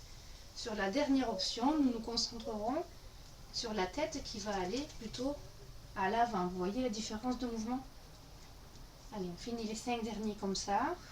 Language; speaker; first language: French; native; French